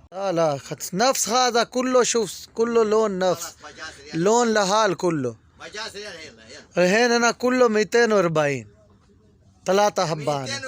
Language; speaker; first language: Arabic; non-native, learner; Urdu